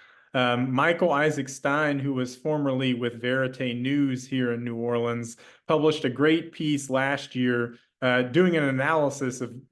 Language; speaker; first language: English; native; English